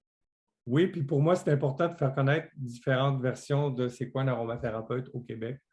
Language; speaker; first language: French; native; French